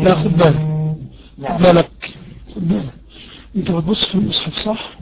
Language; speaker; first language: Arabic; native; Arabic